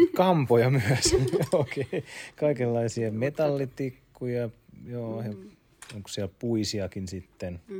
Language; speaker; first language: Finnish; native; Finnish